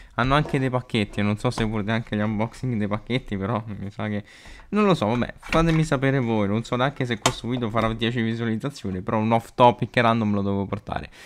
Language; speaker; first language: Italian; native; Italian